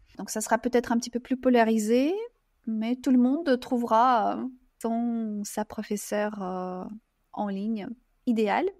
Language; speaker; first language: French; non-native, fluent; Russian